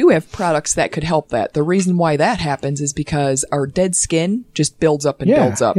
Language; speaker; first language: English; native; English